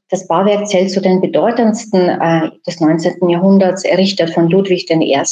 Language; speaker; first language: German; early bilingual, other home language; Russian